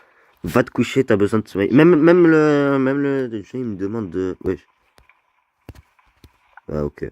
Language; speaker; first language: French; native; French